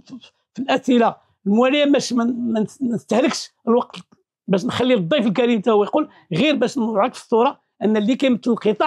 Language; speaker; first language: Arabic; native; Arabic